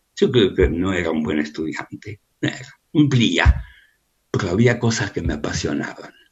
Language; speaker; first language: Spanish; early bilingual, other home language; Russian